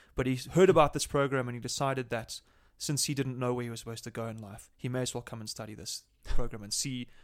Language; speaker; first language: English; native; English